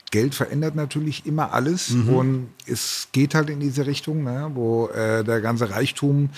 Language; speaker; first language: German; native; German